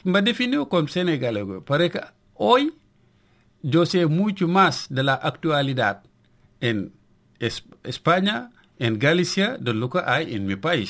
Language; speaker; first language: Spanish; non-native, local second language; Wolof